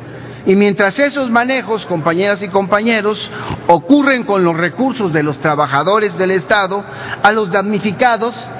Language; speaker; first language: Spanish; native; Spanish